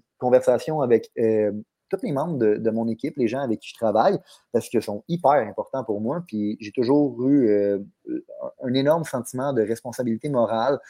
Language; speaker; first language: French; native; French